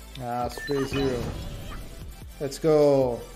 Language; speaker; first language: English; non-native, learner; Portuguese